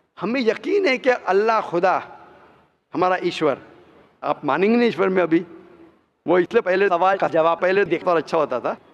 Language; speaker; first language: Hindi; non-native, local second language; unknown